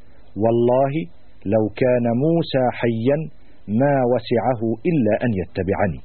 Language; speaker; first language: Arabic; native; Arabic